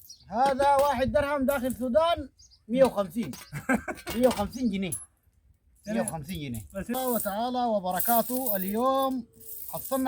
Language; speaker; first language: Arabic; non-native, learner; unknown